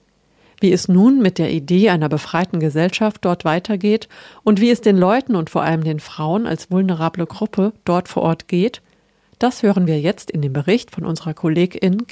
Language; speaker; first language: German; native; German